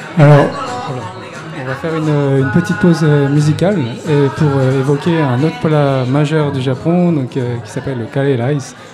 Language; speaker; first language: French; native; French